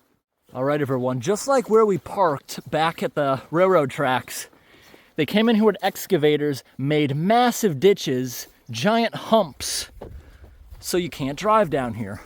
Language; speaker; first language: English; native; English